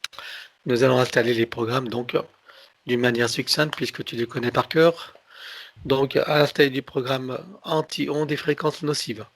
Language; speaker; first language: French; native; French